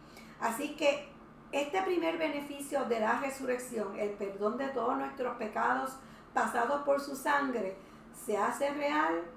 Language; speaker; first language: Spanish; native; Spanish